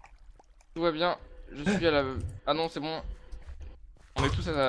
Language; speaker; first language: French; native; French